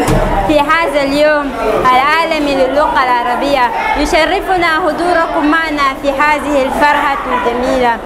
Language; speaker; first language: Arabic; non-native, learner; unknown